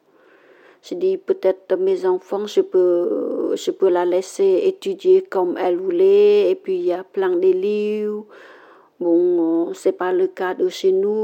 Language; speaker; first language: French; non-native, learner; Khmer